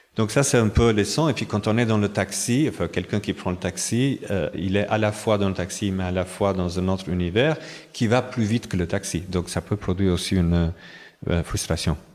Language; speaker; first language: French; non-native, fluent; Albanian